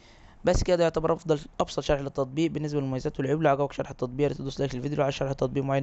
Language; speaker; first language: Arabic; native; Arabic